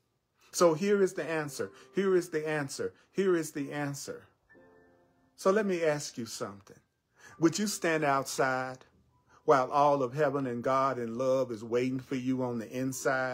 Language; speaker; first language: English; native; English